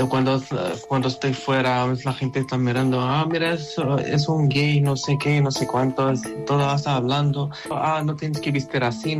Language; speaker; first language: Spanish; non-native, learner; Arabic